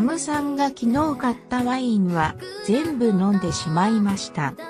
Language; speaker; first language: Japanese; non-native, learner; English